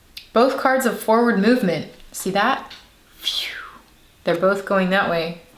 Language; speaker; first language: English; native; English